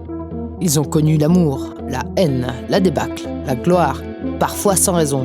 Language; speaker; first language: French; native; French